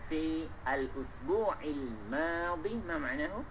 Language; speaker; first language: Arabic; non-native, fluent; Malay